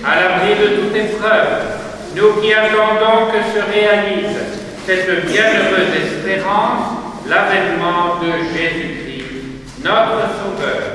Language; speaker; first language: French; native; French